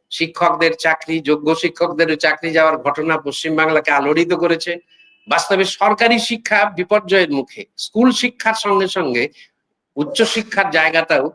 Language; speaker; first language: Bangla; native; Bangla